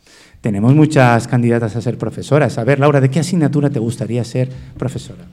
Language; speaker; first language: Spanish; native; Spanish